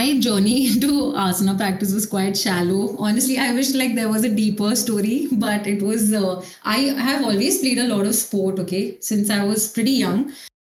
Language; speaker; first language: English; non-native, local second language; Hindi